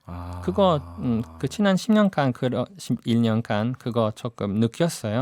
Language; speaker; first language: Korean; non-native, fluent; English